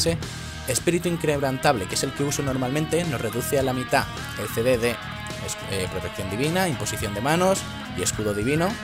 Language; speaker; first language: Spanish; native; Spanish